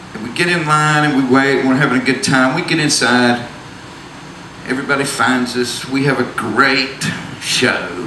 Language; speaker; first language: English; native; English